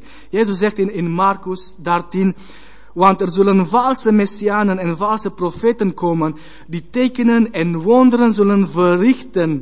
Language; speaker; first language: Dutch; non-native, learner; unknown